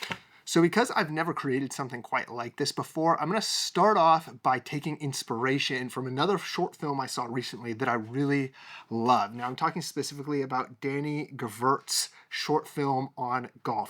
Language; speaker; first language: English; native; English